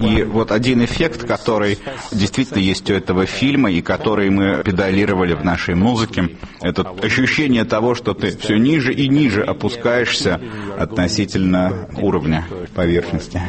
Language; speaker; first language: Russian; native; Russian